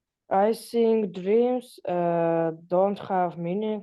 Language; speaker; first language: English; non-native, learner; Russian